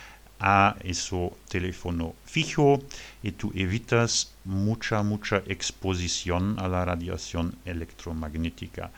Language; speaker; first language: Spanish; non-native, learner; French